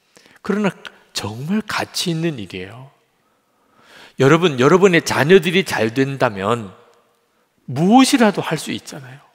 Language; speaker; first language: Korean; native; Korean